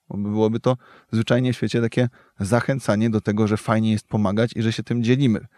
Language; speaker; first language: Polish; native; Polish